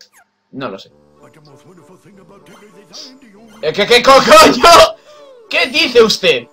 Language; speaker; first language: Spanish; native; Spanish